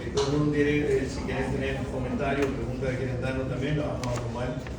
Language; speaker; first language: Spanish; early bilingual, heritage; Spanish